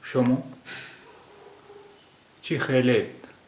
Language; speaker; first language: Persian; non-native, fluent; Urdu